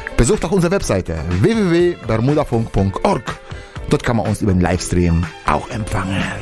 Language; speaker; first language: German; non-native, fluent; Polish